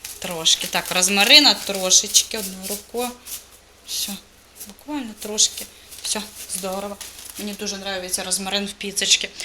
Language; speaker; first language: Ukrainian; non-native, local second language; Russian